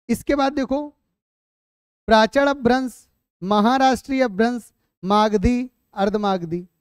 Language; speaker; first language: Hindi; native; Hindi